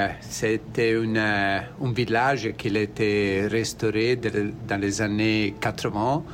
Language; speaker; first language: French; non-native, learner; Italian